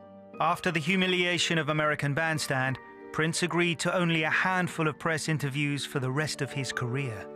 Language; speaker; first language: English; native; English